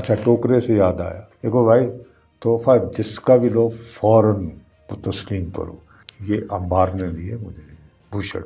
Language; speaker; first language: Urdu; non-native, local second language; Punjabi